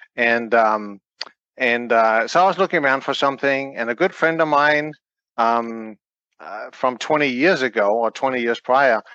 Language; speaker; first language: English; non-native, fluent; Danish